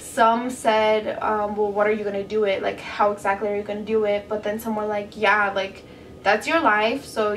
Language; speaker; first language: English; native; English